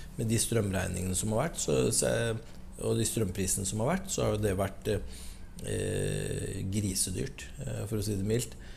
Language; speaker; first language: Norwegian; early bilingual, other home language; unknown